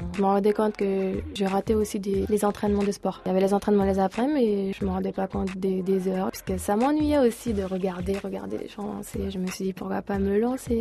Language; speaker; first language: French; early bilingual, other home language; Portuguese